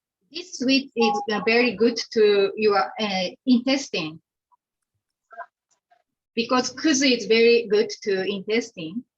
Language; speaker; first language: English; non-native, learner; Japanese